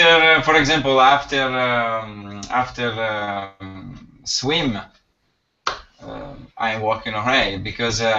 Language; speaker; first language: English; non-native, learner; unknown